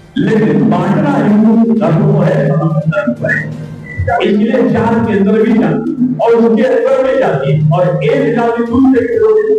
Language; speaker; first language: Hindi; native; Hindi